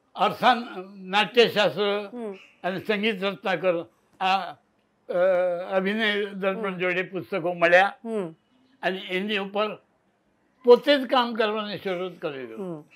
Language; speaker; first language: Gujarati; native; Gujarati